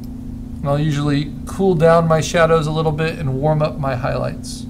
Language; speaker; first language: English; native; English